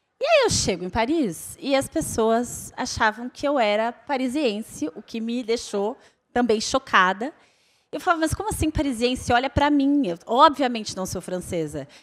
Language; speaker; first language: Portuguese; native; Portuguese